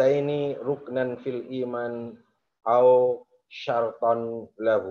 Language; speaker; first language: Arabic; non-native, fluent; Indonesian